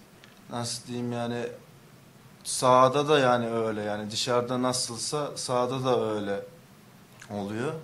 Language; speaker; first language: Turkish; early bilingual, heritage; English